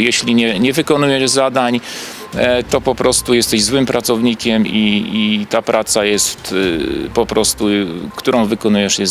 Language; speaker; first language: Polish; native; Polish